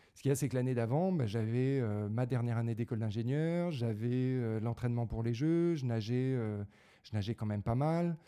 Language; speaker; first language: French; native; French